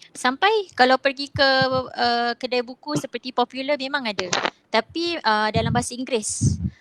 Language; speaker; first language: Malay; native; Malay